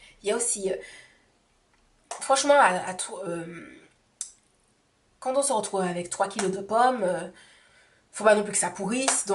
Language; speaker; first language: French; native; French